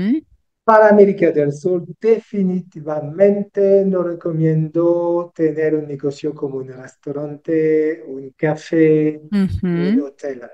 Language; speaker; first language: Spanish; non-native, learner; French